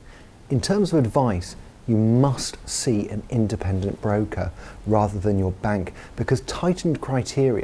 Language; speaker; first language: English; native; English